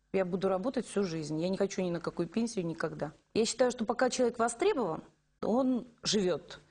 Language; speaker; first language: Russian; native; Russian